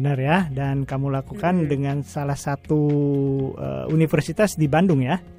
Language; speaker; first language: Indonesian; native; Indonesian